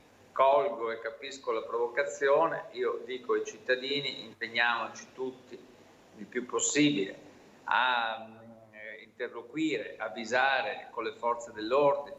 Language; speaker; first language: Italian; native; Italian